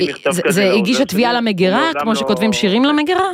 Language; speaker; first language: Hebrew; native; Hebrew